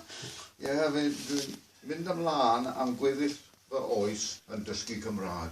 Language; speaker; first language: Welsh; non-native, fluent; English